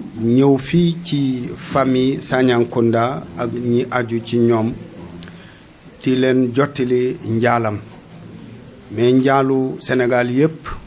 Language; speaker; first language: Wolof; non-native, local second language; Jola-Fonyi